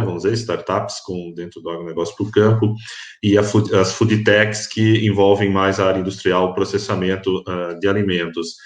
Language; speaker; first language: Portuguese; native; Portuguese